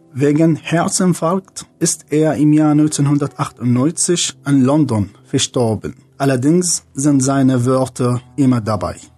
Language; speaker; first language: German; non-native, fluent; Arabic